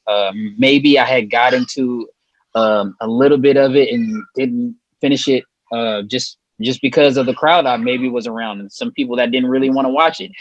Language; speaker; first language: English; native; English